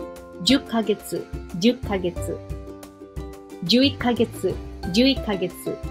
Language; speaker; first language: Japanese; non-native, fluent; Indonesian